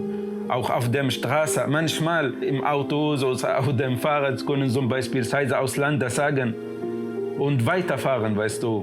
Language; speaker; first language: German; non-native, learner; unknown